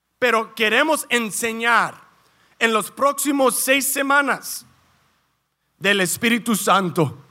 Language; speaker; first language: Spanish; early bilingual, heritage; Spanish